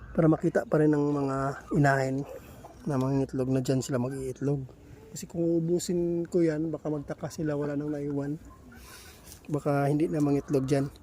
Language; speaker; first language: Filipino; non-native, local second language; Cebuano